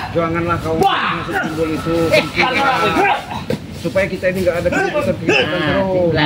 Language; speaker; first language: Indonesian; native; Indonesian